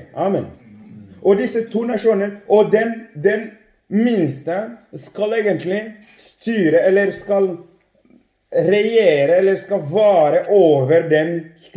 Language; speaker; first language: Norwegian; non-native, fluent; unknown